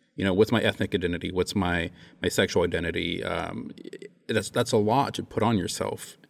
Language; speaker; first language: English; native; English